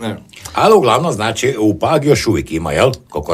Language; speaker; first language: Croatian; native; Croatian